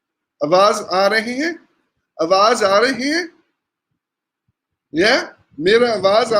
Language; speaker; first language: Hindi; non-native, learner; English